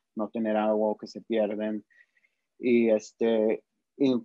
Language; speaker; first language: Spanish; early bilingual, heritage; Spanish